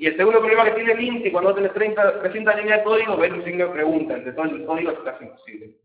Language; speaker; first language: Spanish; native; Spanish